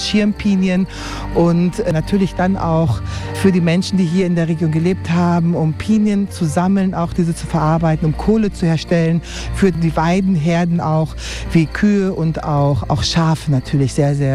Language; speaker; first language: German; native; German